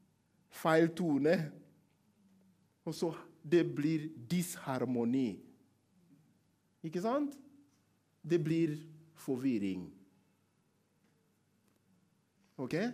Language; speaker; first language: Norwegian; non-native, fluent; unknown